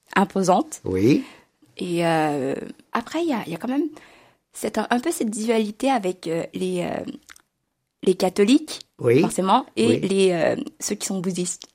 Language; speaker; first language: French; native; French